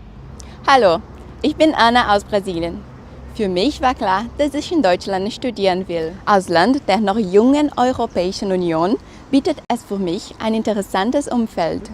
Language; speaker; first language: German; non-native, fluent; Portuguese